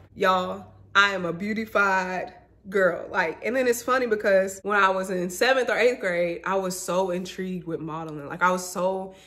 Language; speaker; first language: English; native; English